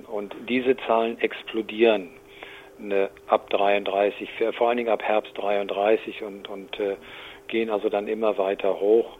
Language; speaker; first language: German; native; German